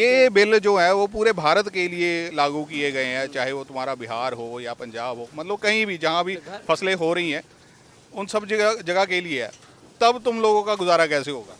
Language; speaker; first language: Hindi; non-native, local second language; Punjabi